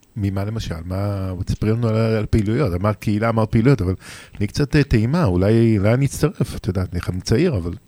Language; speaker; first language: Hebrew; native; Hebrew